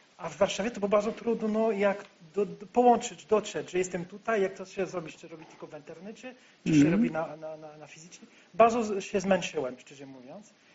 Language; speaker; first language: Polish; non-native, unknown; French